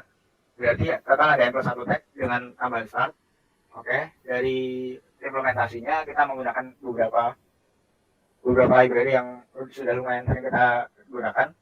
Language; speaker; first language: Indonesian; native; Indonesian